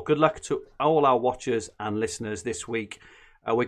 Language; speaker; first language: English; native; English